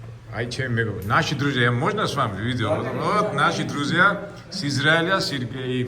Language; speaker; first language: Russian; non-native, fluent; Georgian